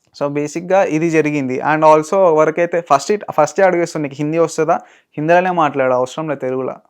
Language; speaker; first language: Telugu; native; Telugu